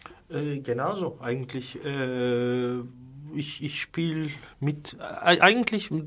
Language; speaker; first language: German; non-native, fluent; Turkish